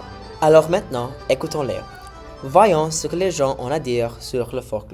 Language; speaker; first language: French; native; French